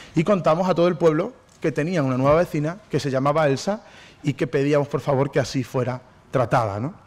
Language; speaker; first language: Spanish; native; Spanish